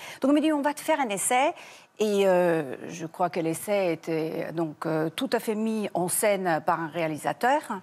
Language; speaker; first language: French; non-native, fluent; German